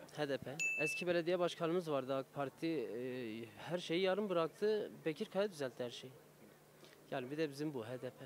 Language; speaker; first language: Turkish; non-native, local second language; Kurdish